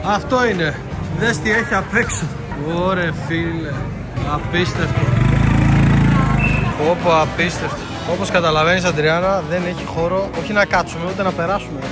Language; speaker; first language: Greek; native; Greek